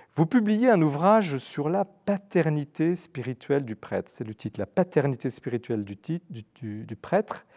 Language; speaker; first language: French; native; French